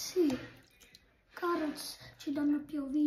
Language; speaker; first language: Italian; early bilingual, other home language; Filipino